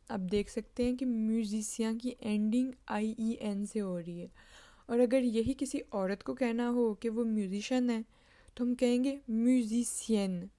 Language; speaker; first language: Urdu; native; Urdu